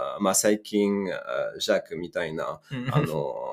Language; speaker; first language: Japanese; non-native, fluent; French